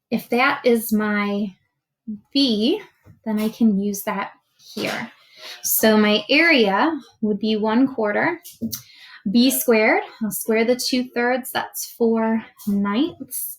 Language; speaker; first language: English; native; English